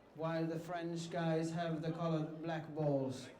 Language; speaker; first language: English; non-native, fluent; Swedish